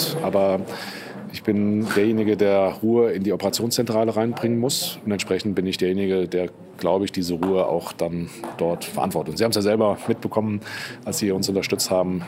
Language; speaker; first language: German; native; German